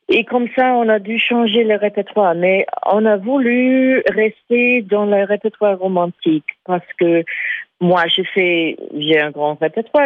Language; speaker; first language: French; non-native, fluent; English